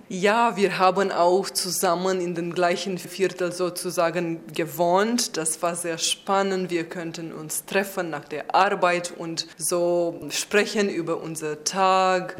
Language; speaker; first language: German; non-native, fluent; Romanian